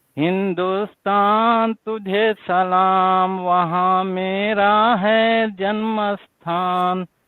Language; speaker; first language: Hindi; native; Hindi